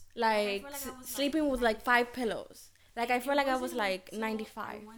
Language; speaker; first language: English; early bilingual, other home language; Spanish